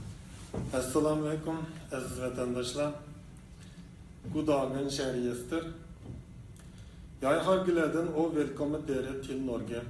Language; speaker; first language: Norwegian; non-native, fluent; Uyghur